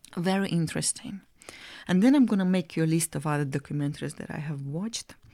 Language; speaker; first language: English; non-native, fluent; Russian